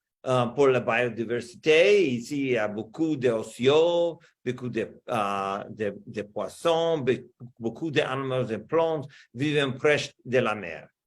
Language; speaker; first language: French; non-native, learner; English